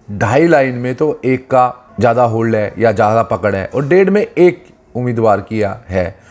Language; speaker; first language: Hindi; native; Hindi